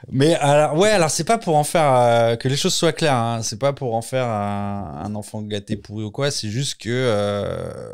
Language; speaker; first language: French; native; French